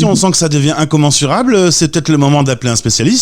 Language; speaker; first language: French; native; French